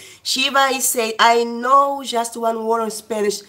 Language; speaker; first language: English; non-native, learner; Portuguese